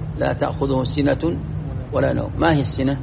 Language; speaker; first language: Arabic; native; Arabic